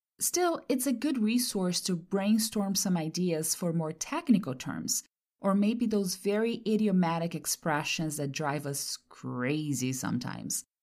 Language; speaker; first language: English; non-native, fluent; Portuguese